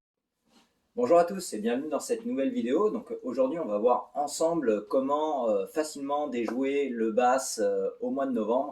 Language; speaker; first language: French; native; French